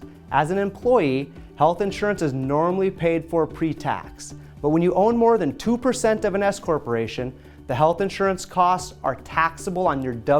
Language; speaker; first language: English; native; English